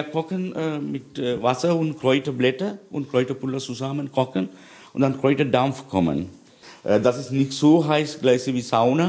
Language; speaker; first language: German; non-native, learner; Sinhala